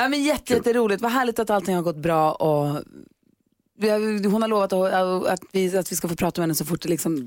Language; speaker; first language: Swedish; native; Swedish